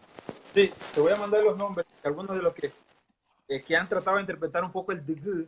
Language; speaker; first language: Spanish; non-native, local second language; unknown